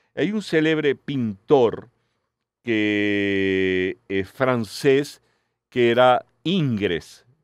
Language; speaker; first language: Spanish; native; Spanish